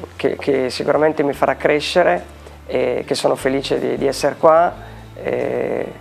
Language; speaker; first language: Italian; native; Italian